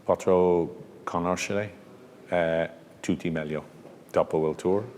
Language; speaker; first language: Italian; non-native, learner; English